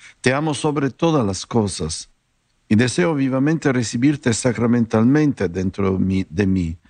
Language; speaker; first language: Spanish; non-native, fluent; Italian